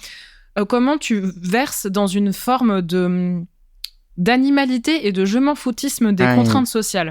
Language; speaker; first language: French; native; French